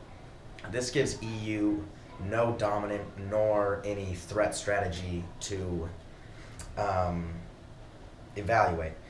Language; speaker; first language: English; native; English